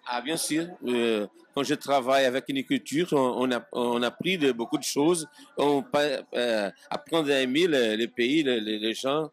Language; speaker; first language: French; non-native, fluent; Portuguese